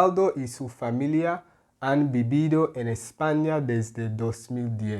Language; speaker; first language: Spanish; non-native, fluent; English